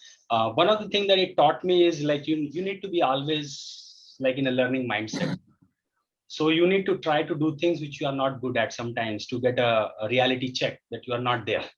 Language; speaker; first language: English; non-native, local second language; Hindi